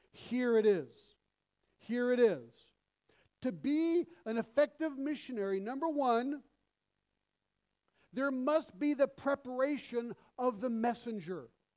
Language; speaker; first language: English; early bilingual, other home language; French